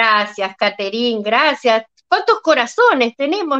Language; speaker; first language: Spanish; native; Spanish